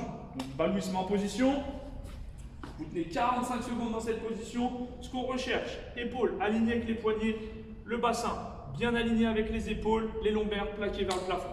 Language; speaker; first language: French; native; French